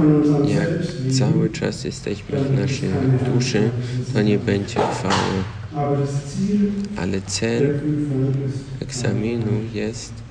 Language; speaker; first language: Polish; early bilingual, heritage; Polish